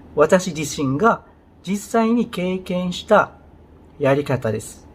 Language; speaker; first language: Japanese; non-native, fluent; Indonesian